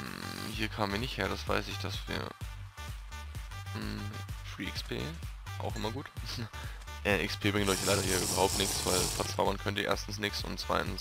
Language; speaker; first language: German; native; German